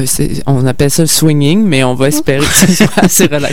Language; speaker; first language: French; native; French